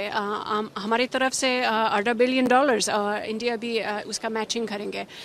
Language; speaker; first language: Hindi; non-native, fluent; English